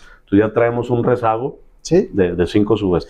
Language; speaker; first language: Spanish; native; Spanish